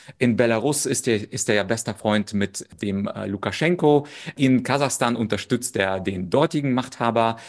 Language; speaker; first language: German; early bilingual, other home language; Russian